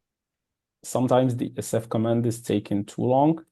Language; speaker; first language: English; non-native, fluent; Arabic